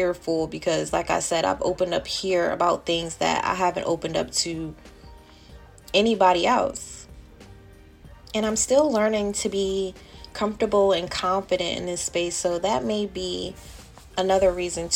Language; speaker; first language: English; native; English